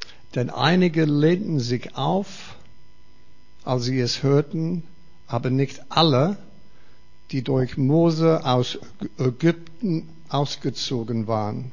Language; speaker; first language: German; non-native, fluent; English